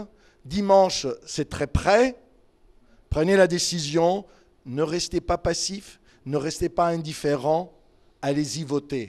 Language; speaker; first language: French; non-native, fluent; Greek